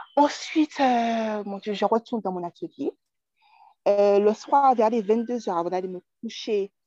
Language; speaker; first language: French; native; French